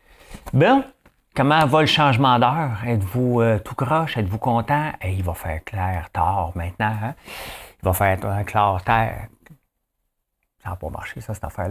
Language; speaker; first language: French; native; French